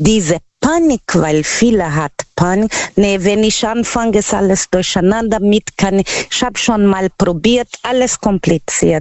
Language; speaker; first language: German; non-native, learner; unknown